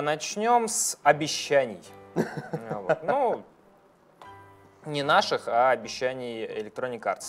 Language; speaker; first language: Russian; native; Russian